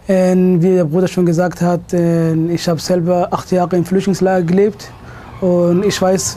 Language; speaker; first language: German; early bilingual, other home language; Somali